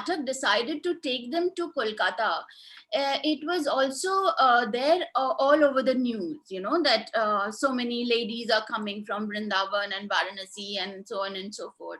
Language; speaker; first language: English; non-native, local second language; Hindi